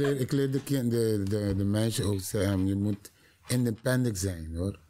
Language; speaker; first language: Dutch; non-native, learner; Papiamento